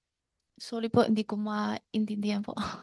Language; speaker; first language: Filipino; non-native, learner; Chinese